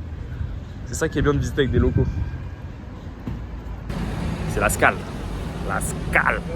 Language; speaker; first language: French; native; French